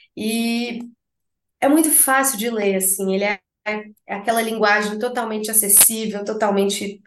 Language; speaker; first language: Portuguese; native; Portuguese